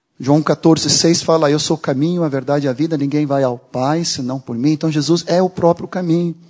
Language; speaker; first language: Portuguese; non-native, fluent; Swedish